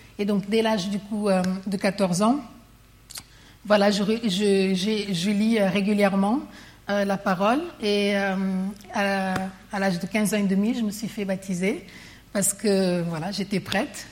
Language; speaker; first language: French; non-native, fluent; Portuguese